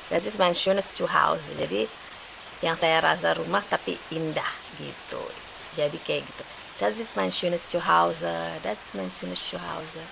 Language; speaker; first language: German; non-native, learner; Indonesian